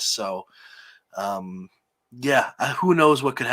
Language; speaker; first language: English; native; English